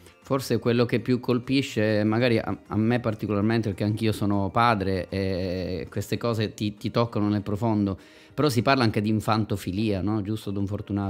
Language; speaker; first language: Italian; native; Italian